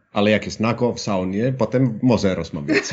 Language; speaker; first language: Polish; non-native, learner; Finnish